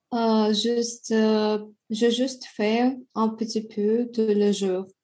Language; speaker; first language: French; non-native, fluent; Russian